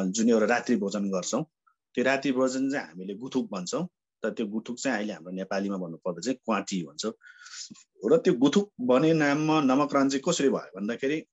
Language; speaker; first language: Nepali; non-native, local second language; Sherpa